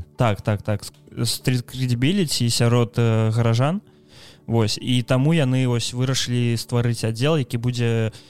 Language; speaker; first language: Belarusian; non-native, local second language; Russian